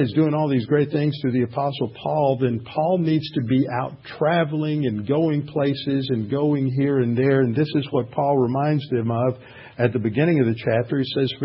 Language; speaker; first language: English; native; English